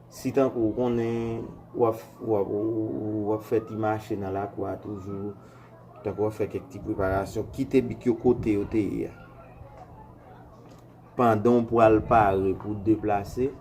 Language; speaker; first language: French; non-native, learner; Haitian Creole